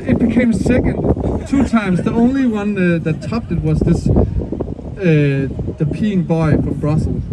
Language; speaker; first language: English; non-native, fluent; Danish